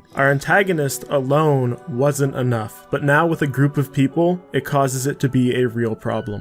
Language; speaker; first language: English; native; English